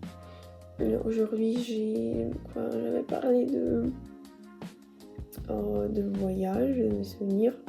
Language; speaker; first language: French; non-native, learner; Russian